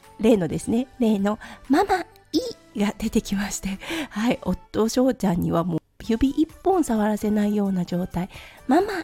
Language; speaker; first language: Japanese; native; Japanese